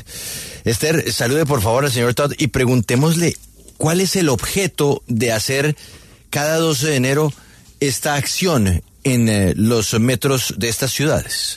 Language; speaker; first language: Spanish; native; Spanish